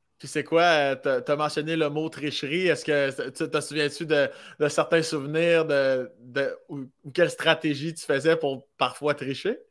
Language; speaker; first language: French; native; French